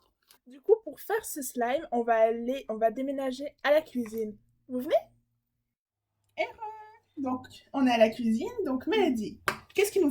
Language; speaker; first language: French; native; French